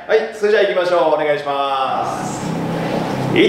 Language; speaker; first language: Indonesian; non-native, fluent; Japanese